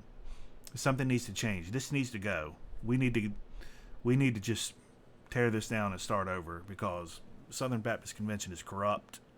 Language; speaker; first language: English; native; English